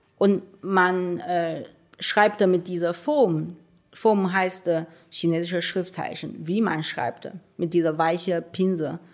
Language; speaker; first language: German; non-native, fluent; Chinese